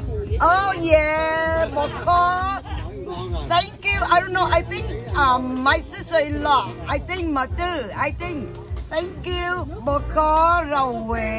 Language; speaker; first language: English; non-native, fluent; Vietnamese